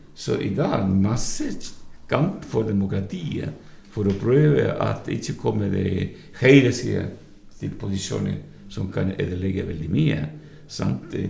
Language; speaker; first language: Norwegian; non-native, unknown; Spanish